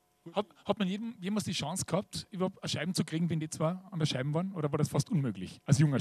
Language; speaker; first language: German; native; German